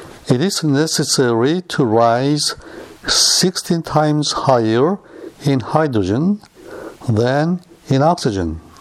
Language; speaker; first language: English; non-native, fluent; Korean